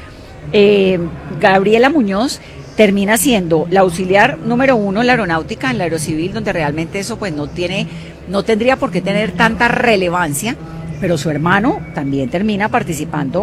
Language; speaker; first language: Spanish; native; Spanish